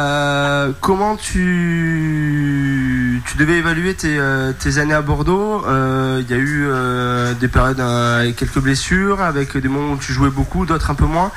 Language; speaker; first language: French; native; French